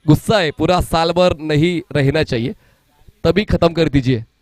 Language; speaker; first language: Hindi; non-native, local second language; Marathi